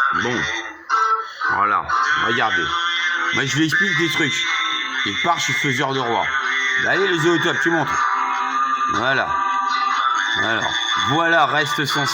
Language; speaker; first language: French; native; French